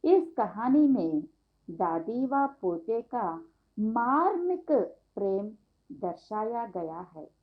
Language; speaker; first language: Hindi; non-native, local second language; Telugu